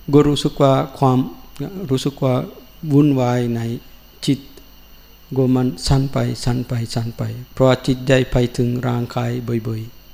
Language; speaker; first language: Thai; non-native, learner; Sinhala